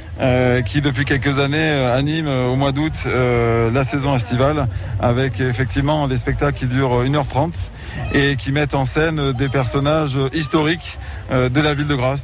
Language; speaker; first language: French; native; French